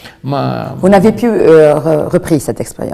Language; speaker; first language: French; non-native, local second language; Arabic